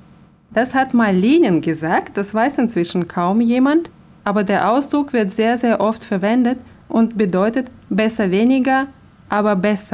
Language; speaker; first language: German; non-native, fluent; Russian